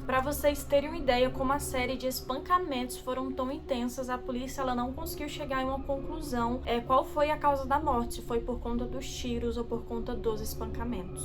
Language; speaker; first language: Portuguese; native; Portuguese